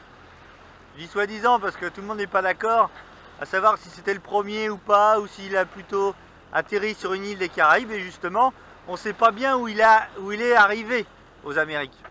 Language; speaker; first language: French; native; French